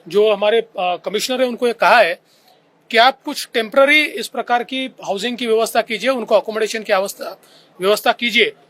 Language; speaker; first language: Hindi; non-native, local second language; Marathi